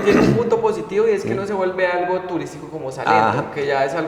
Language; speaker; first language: Spanish; native; Spanish